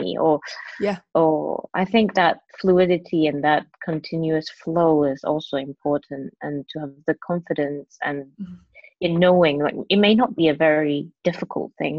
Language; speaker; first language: English; non-native, local second language; Cantonese